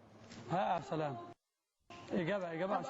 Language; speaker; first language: Arabic; native; Arabic